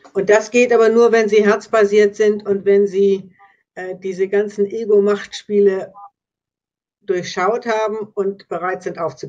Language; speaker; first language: German; native; German